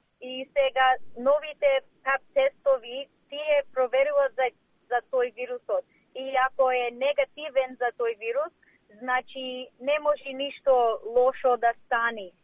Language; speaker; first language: Macedonian; early bilingual, heritage; Macedonian